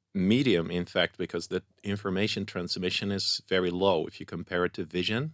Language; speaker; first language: English; non-native, fluent; Dutch